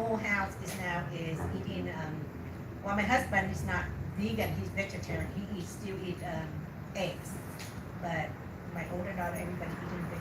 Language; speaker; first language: English; non-native, learner; Vietnamese